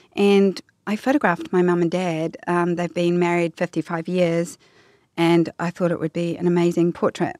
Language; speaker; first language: English; native; English